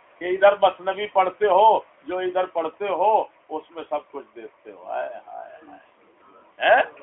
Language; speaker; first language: Urdu; non-native, local second language; Punjabi